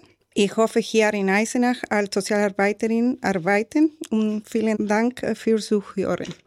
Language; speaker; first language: German; non-native, learner; Spanish